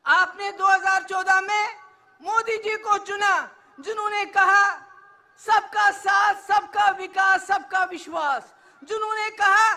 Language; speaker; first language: Hindi; native; Hindi